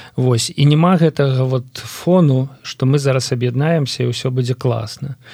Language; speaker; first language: Belarusian; non-native, local second language; Russian